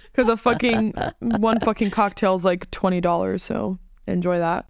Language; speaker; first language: English; native; English